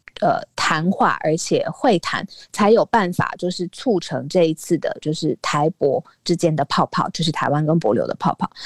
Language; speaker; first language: Chinese; native; Chinese